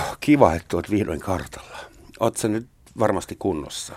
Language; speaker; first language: Finnish; native; Finnish